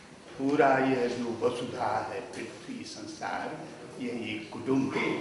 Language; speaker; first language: Hindi; native; Hindi